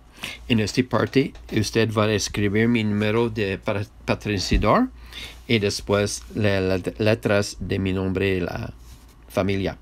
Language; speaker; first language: Spanish; non-native, learner; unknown